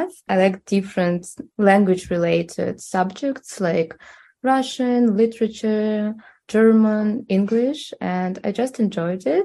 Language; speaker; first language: English; non-native, fluent; Russian